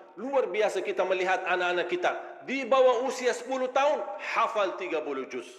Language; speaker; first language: Malay; non-native, fluent; Arabic